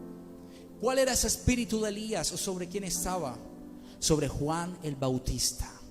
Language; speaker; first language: Spanish; native; Spanish